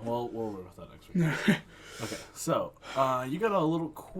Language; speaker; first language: English; native; English